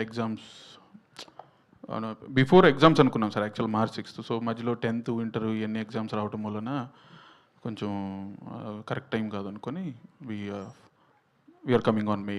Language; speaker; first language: Telugu; native; Telugu